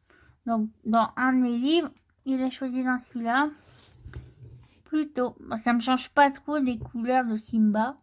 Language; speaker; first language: French; native; French